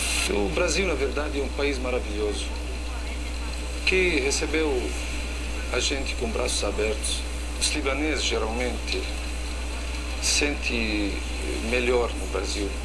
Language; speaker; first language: Portuguese; non-native, fluent; Arabic